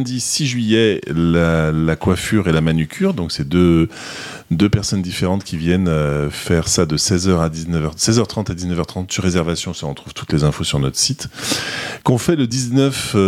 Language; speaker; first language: French; native; French